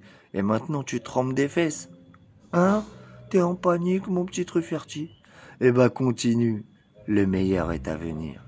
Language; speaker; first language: French; native; French